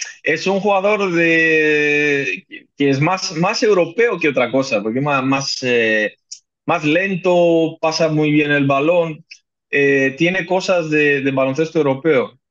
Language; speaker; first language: Spanish; non-native, fluent; Greek